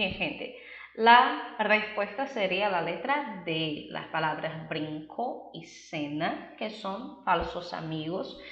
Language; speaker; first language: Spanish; non-native, fluent; Portuguese